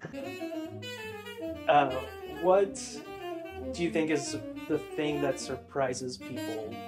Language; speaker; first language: English; native; English